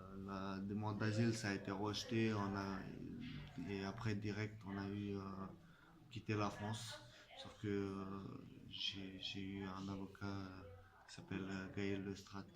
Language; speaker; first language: French; non-native, fluent; Chechen